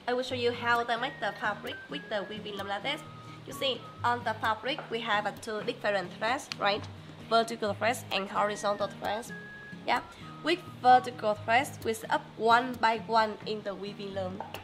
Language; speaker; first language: English; non-native, fluent; Vietnamese